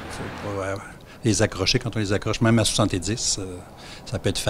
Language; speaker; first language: French; native; French